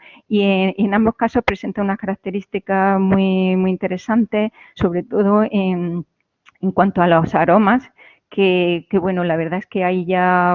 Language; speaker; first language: Spanish; native; Spanish